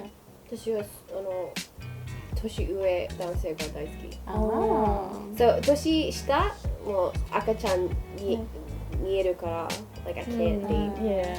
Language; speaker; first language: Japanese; non-native, learner; English